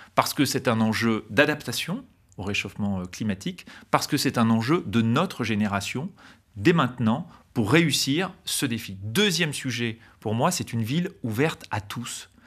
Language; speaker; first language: French; native; French